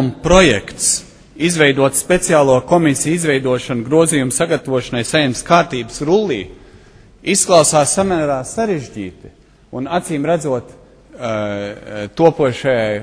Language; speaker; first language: Latvian; early bilingual, heritage; Latvian